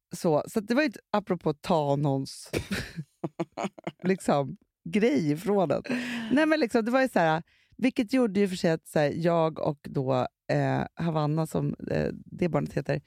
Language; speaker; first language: Swedish; native; Swedish